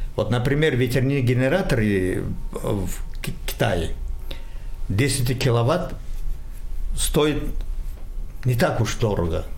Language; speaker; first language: Russian; non-native, local second language; Tajik